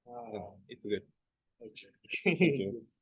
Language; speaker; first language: English; non-native, learner; Japanese